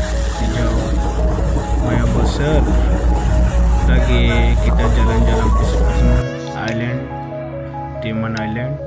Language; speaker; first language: Indonesian; non-native, learner; Bangla